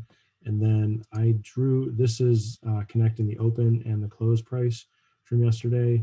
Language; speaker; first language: English; native; English